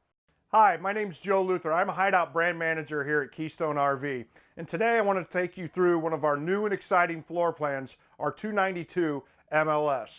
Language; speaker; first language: English; native; English